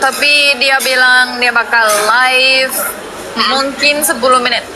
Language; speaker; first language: Indonesian; non-native, learner; Turkish